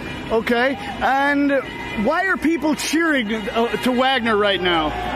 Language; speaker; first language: English; native; English